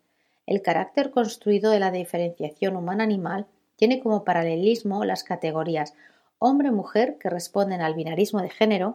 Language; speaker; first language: Spanish; native; Spanish